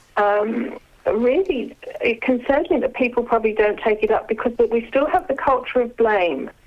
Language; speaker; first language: English; native; English